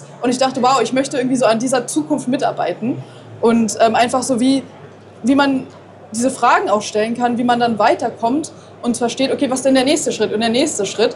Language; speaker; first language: German; native; German